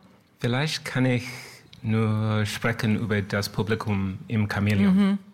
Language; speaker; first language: German; non-native, learner; English